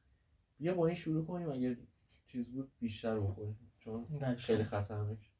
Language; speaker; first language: Persian; native; Persian